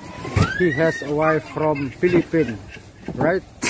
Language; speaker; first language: English; non-native, learner; Indonesian